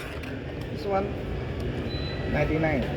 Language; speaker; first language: English; non-native, learner; Vietnamese